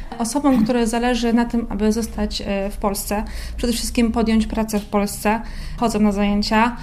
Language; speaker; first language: Polish; native; Polish